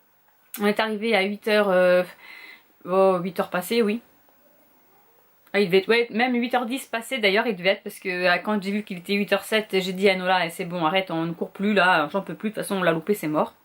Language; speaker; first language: French; native; French